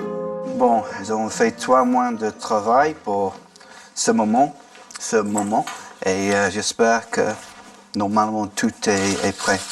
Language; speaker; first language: French; non-native, fluent; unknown